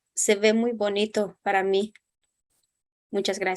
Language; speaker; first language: Spanish; non-native, local second language; Kʼicheʼ